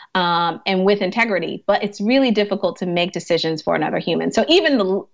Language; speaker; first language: English; native; English